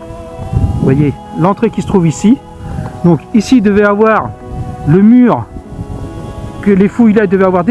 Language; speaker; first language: French; native; French